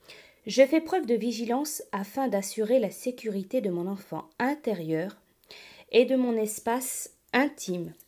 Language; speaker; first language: French; native; French